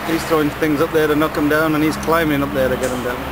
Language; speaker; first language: English; native; English